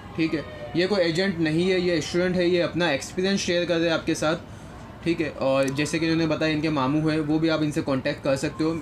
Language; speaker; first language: Hindi; native; Hindi